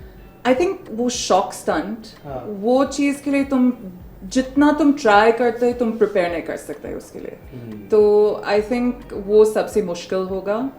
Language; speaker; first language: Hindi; non-native, local second language; English